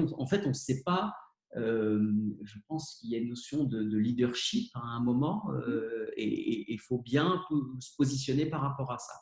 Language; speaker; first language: French; native; French